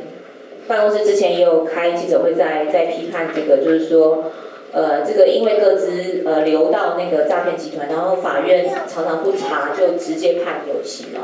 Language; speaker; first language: Chinese; native; Chinese